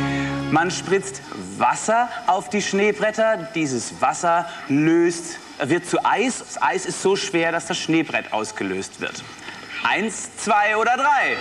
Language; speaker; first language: German; native; German